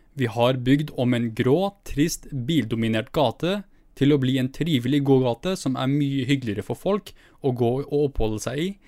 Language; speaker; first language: Norwegian; early bilingual, other home language; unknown